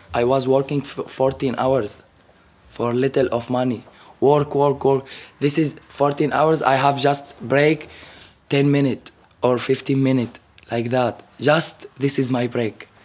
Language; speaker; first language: English; non-native, learner; Arabic